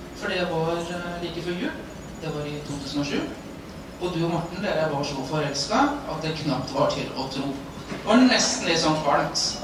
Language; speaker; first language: Norwegian; native; Norwegian